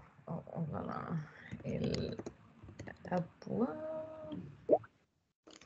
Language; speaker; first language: French; non-native, learner; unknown